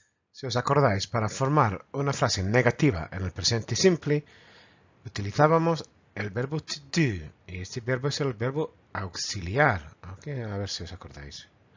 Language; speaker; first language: Spanish; native; Spanish